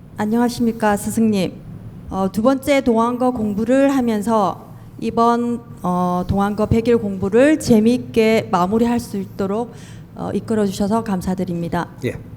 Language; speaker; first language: Korean; native; Korean